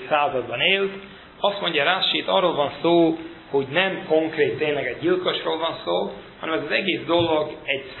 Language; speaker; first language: Hungarian; native; Hungarian